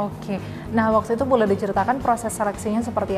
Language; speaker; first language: Indonesian; native; Indonesian